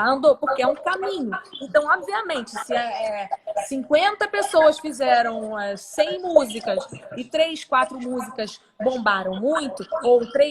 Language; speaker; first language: Portuguese; native; Portuguese